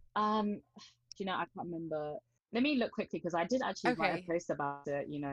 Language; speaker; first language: English; native; English